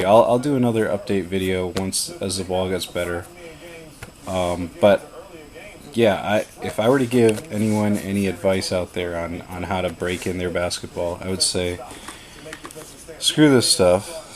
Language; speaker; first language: English; native; English